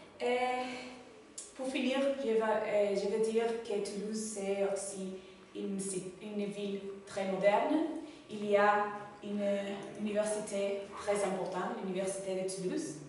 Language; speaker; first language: French; non-native, learner; Spanish